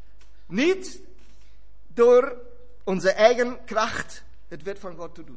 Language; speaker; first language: Dutch; non-native, fluent; German